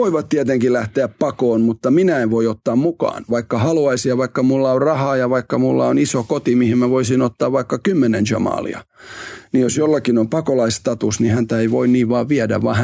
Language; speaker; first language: Finnish; native; Finnish